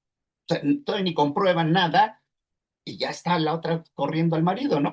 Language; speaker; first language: Spanish; native; Spanish